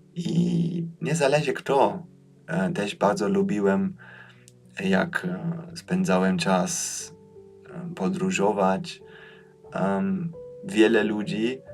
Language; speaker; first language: Polish; non-native, fluent; German